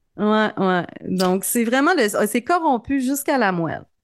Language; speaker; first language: French; native; French